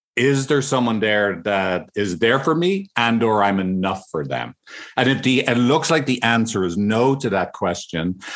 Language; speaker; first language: English; native; English